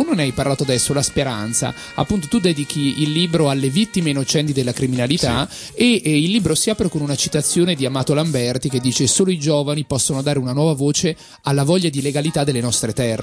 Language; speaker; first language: Italian; native; Italian